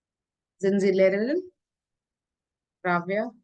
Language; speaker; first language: German; non-native, fluent; Hindi